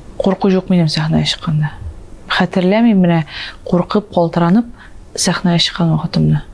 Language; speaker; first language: Tatar; native; Tatar